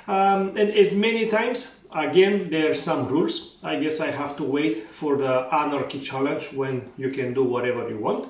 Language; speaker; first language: English; non-native, fluent; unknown